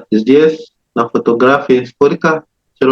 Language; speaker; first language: Russian; non-native, learner; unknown